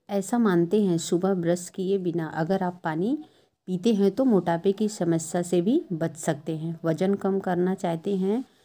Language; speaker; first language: Hindi; native; Hindi